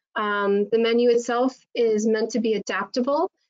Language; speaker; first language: English; native; English